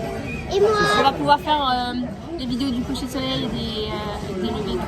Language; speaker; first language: French; native; French